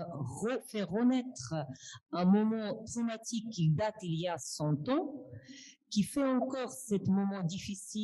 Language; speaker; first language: French; non-native, fluent; Russian